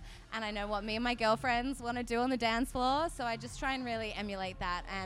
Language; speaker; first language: English; native; English